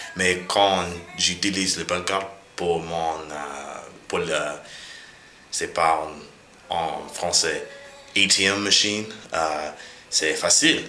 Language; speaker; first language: French; non-native, learner; English